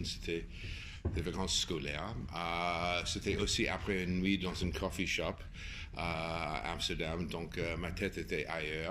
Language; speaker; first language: French; non-native, fluent; English